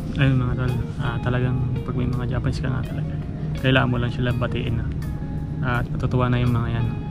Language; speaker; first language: Filipino; native; Filipino